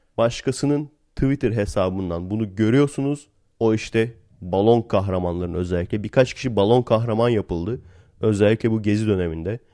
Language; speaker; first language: Turkish; native; Turkish